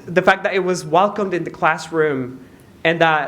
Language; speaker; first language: English; non-native, fluent; Spanish